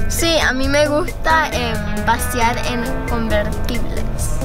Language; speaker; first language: Spanish; early bilingual, heritage; Spanish